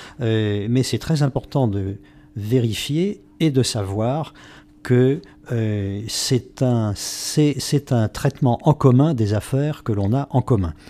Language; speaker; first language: French; native; French